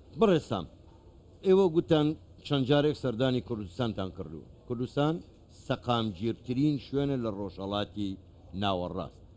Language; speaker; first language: Central Kurdish; native; Central Kurdish